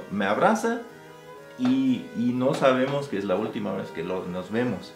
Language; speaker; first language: Spanish; non-native, fluent; German